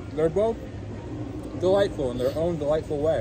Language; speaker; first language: English; native; English